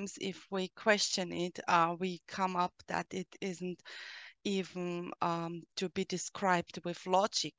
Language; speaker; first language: English; non-native, fluent; German